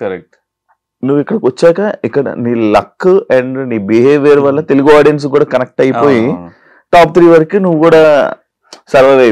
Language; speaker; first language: Telugu; native; Telugu